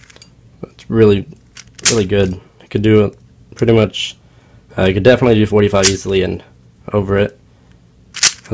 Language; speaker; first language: English; native; English